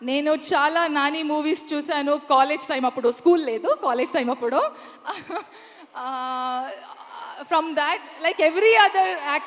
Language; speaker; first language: Telugu; non-native, learner; Kannada